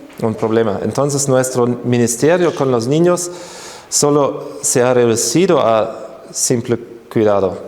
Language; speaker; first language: Spanish; non-native, fluent; German